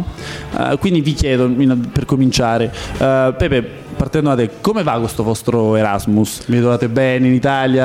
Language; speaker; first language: Italian; native; Italian